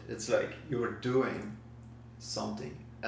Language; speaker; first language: English; non-native, fluent; Dutch